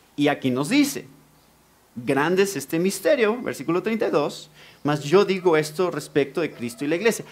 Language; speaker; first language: Spanish; native; Spanish